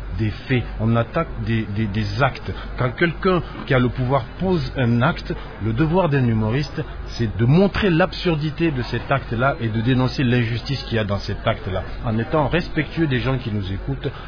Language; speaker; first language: French; non-native, local second language; Hausa